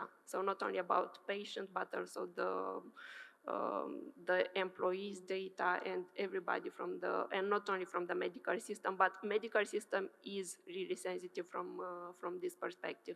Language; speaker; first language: English; non-native, fluent; Romanian